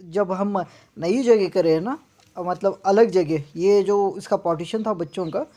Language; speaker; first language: Hindi; non-native, local second language; Urdu